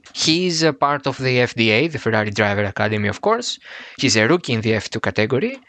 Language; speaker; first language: English; non-native, fluent; Greek